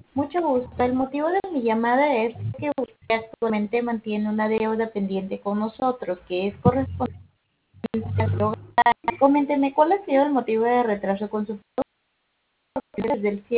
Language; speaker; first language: Spanish; native; Spanish